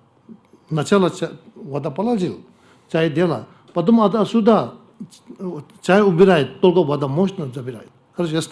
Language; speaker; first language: Russian; non-native, learner; Tibetan